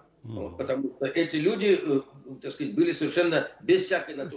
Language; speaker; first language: Russian; native; Russian